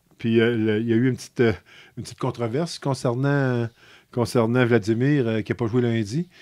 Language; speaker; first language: French; native; French